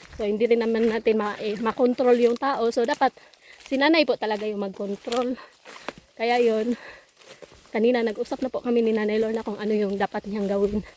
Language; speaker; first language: Filipino; non-native, local second language; Cebuano